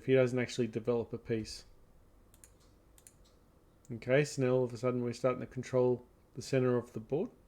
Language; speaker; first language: English; native; English